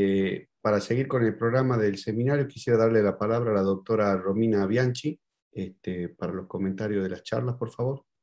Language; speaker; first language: Spanish; native; Spanish